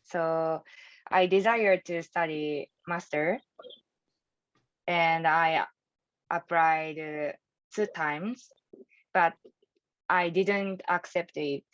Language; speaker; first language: English; non-native, learner; Japanese